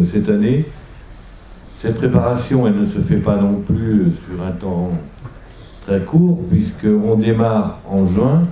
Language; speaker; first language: French; native; French